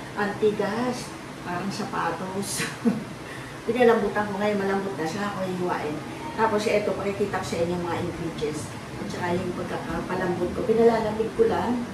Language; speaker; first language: Filipino; native; Filipino